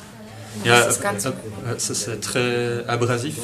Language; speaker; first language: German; non-native, learner; French